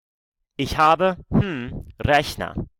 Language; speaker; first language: German; non-native, fluent; English